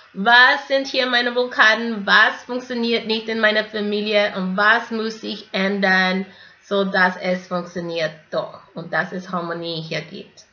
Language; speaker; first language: German; non-native, fluent; English